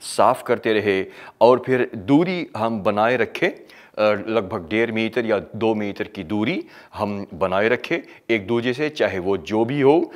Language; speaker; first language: Hindi; early bilingual, heritage; Hindi